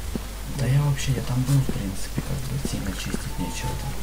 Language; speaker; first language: Russian; native; Russian